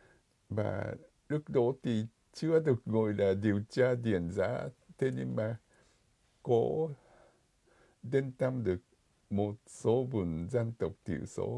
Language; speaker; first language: Vietnamese; non-native, fluent; Japanese